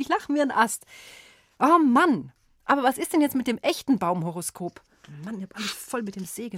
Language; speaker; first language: German; native; German